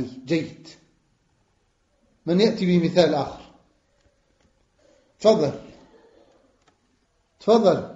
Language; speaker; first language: Arabic; non-native, fluent; French